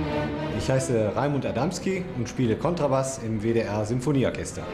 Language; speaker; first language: German; native; German